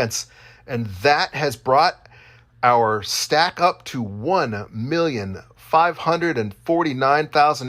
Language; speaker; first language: English; native; English